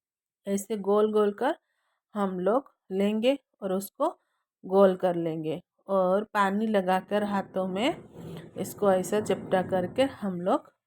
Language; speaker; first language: Hindi; non-native, local second language; Odia